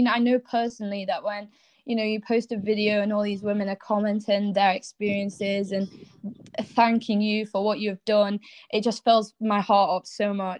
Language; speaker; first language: English; native; English